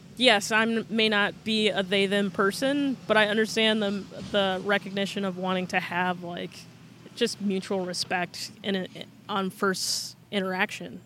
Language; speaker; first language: English; native; English